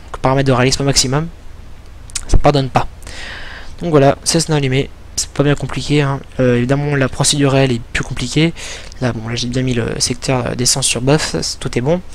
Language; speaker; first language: French; native; French